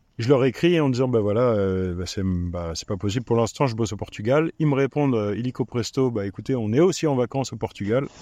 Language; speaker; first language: French; native; French